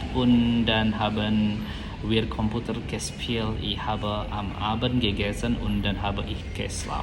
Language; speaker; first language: German; non-native, fluent; Indonesian